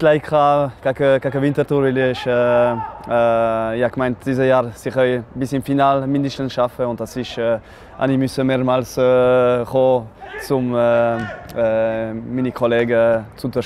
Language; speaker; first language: German; non-native, local second language; French